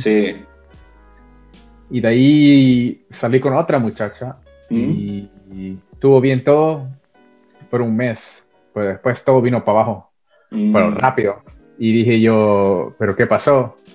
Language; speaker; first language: Spanish; early bilingual, heritage; Spanish